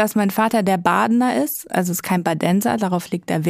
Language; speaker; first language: German; native; German